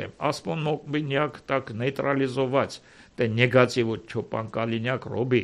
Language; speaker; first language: Slovak; non-native, fluent; Armenian